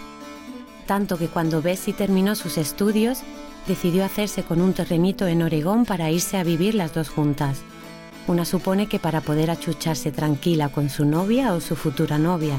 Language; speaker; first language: Spanish; native; Spanish